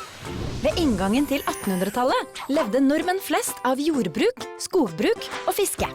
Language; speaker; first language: Norwegian; native; Norwegian